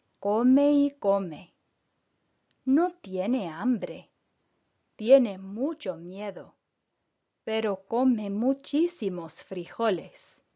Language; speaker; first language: Spanish; non-native, fluent; English